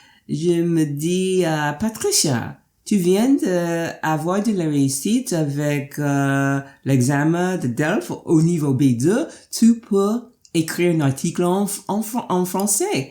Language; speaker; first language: French; non-native, fluent; English